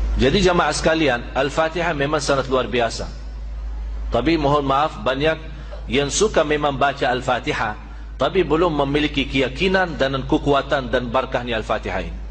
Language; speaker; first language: Malay; non-native, fluent; Arabic